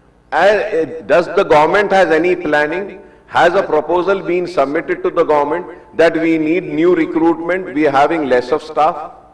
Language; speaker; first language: English; non-native, local second language; Urdu